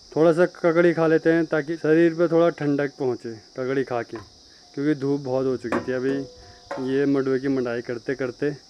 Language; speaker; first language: Hindi; native; Hindi